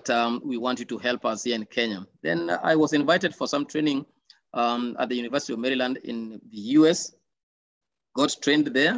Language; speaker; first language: English; non-native, local second language; Luo (Kenya and Tanzania)